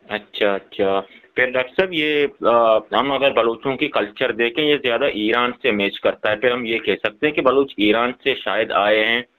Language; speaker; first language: Urdu; non-native, local second language; Baluchi